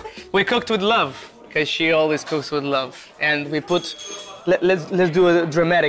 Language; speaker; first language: English; non-native, fluent; Romanian